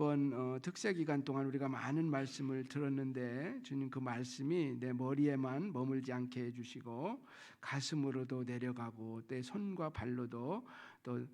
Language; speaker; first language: Korean; native; Korean